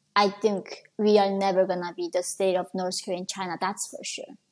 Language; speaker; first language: English; non-native, fluent; Korean